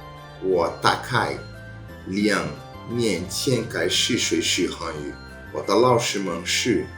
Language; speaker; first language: Chinese; non-native, learner; Portuguese